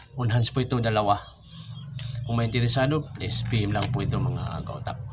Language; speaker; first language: Filipino; non-native, local second language; Tausug